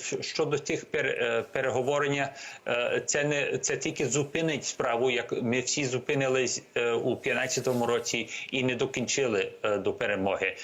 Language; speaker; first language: Ukrainian; early bilingual, heritage; Ukrainian